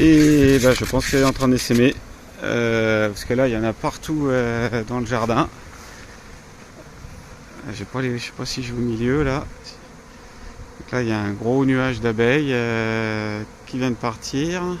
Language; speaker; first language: French; native; French